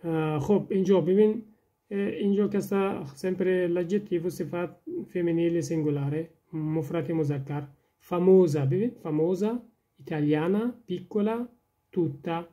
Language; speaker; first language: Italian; non-native, fluent; Persian